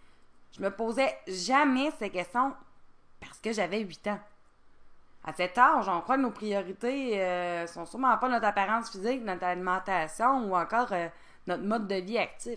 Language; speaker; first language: French; native; French